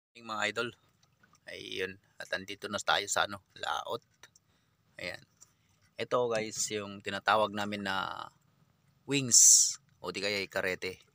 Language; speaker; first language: Filipino; non-native, local second language; Iloko